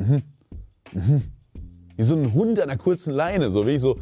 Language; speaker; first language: German; native; German